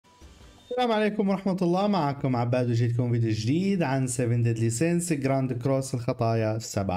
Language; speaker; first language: Arabic; native; Arabic